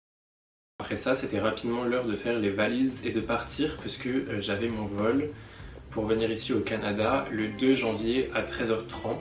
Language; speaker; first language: French; native; French